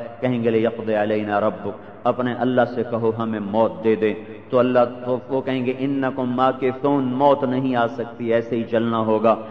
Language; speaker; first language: Urdu; non-native, local second language; Punjabi